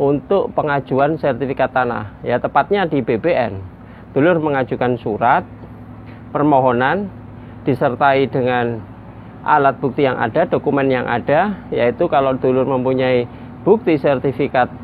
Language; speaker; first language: Indonesian; native; Indonesian